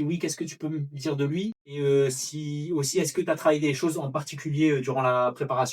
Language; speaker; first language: French; native; French